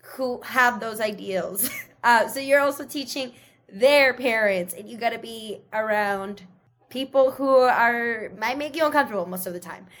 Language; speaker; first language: English; early bilingual, other home language; Spanish